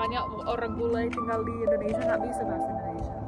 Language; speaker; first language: Indonesian; non-native, learner; English